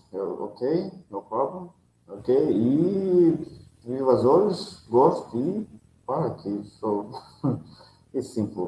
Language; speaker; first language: Portuguese; non-native, learner; Russian